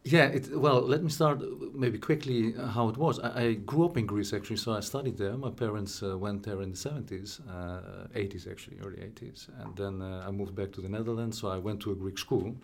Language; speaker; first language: English; non-native, fluent; Dutch